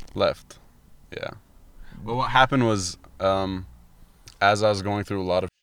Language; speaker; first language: English; early bilingual, other home language; Arabic